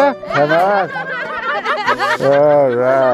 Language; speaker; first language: Vietnamese; non-native, learner; English